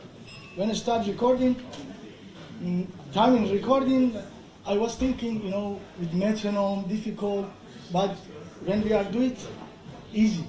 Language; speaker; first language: English; non-native, learner; Persian